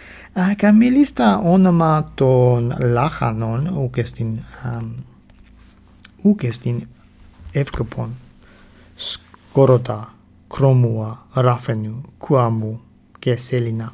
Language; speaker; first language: Greek; non-native, learner; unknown